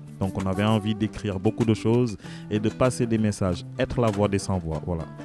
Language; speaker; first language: French; non-native, local second language; Wolof